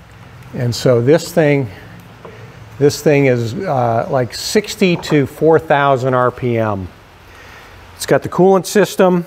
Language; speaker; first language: English; native; English